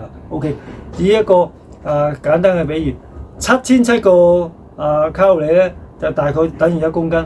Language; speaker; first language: Cantonese; native; Cantonese